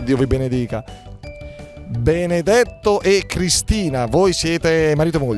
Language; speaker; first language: Italian; native; Italian